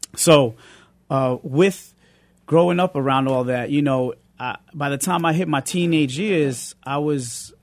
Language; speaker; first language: English; early bilingual, other home language; Spanish